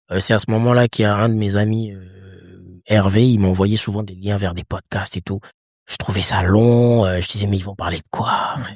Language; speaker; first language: French; non-native, local second language; Lingala